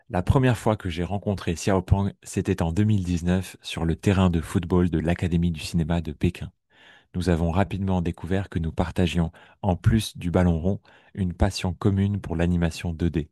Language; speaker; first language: French; native; French